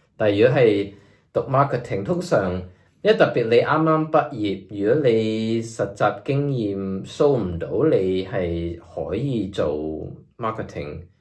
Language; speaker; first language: Cantonese; early bilingual, heritage; Cantonese